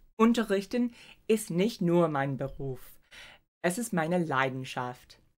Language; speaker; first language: German; non-native, fluent; English